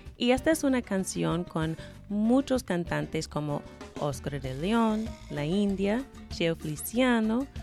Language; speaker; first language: Spanish; non-native, fluent; English